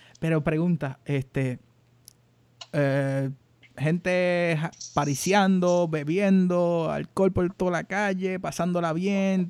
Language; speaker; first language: Spanish; native; Spanish